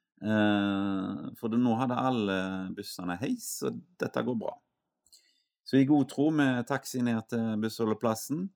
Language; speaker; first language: Norwegian; native; Norwegian